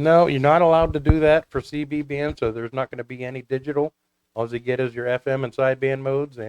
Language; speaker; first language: English; native; English